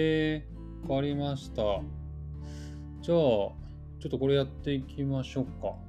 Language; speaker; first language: Japanese; native; Japanese